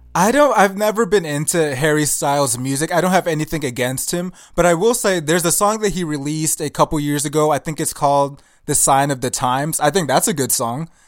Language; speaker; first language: English; early bilingual, other home language; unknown